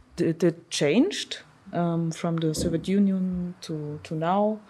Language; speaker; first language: English; non-native, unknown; German